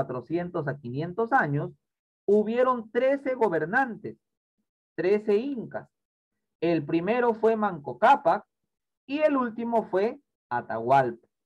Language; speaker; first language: Spanish; native; Spanish